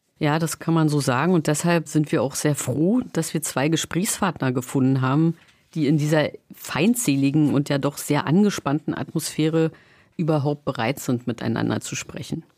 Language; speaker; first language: German; native; German